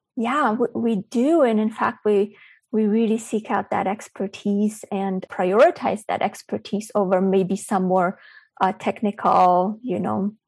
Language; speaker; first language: English; early bilingual, other home language; Bulgarian